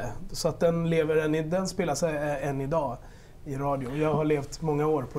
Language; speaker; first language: Swedish; early bilingual, other home language; Spanish